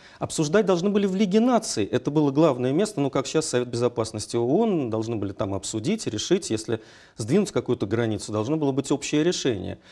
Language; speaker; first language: Russian; native; Russian